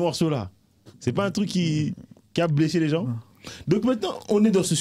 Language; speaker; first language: French; native; French